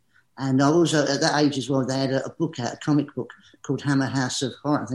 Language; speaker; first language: English; native; English